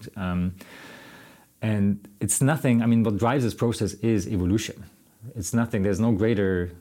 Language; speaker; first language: English; non-native, fluent; German